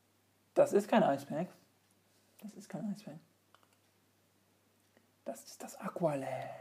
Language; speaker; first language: German; native; German